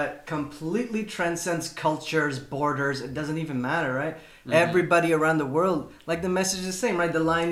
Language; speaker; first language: English; non-native, local second language; Urdu